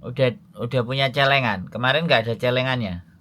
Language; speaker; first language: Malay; non-native, local second language; Javanese